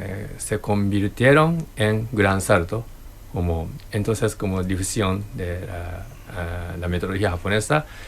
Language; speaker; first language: Spanish; non-native, learner; Japanese